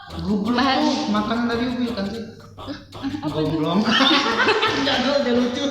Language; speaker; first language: Malay; native; Malay